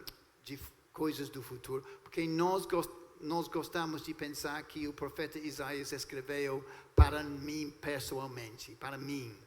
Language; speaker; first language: Portuguese; non-native, fluent; English